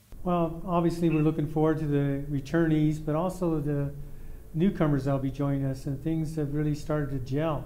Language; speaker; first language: English; native; English